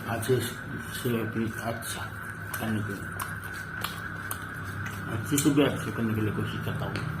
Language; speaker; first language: Hindi; non-native, local second language; Assamese